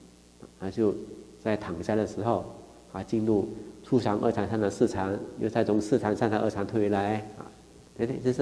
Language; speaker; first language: Chinese; native; Chinese